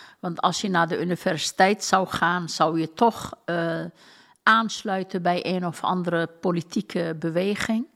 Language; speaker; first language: Dutch; non-native, fluent; Turkish